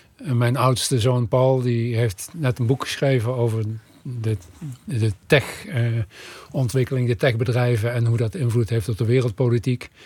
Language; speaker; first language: Dutch; native; Dutch